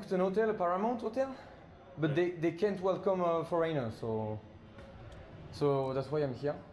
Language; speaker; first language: English; non-native, learner; French